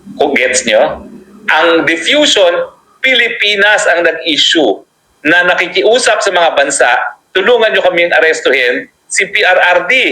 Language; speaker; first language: Filipino; native; Filipino